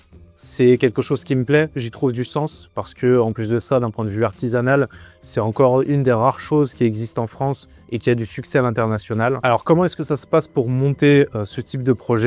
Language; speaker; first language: French; native; French